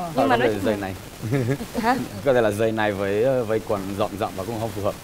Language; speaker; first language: Vietnamese; non-native, fluent; Romanian